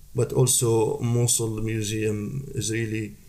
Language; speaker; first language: English; non-native, fluent; Arabic